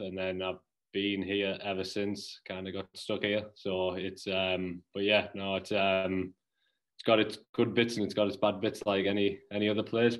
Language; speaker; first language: English; native; English